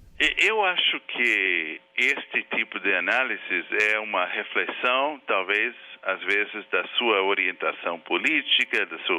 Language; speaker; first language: Portuguese; non-native, fluent; Spanish